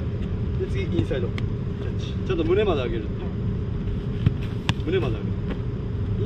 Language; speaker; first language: Japanese; native; Japanese